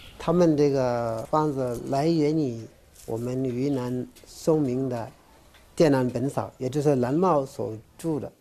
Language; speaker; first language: Chinese; non-native, fluent; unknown